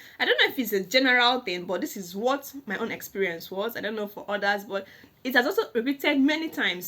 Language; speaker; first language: English; non-native, local second language; Igbo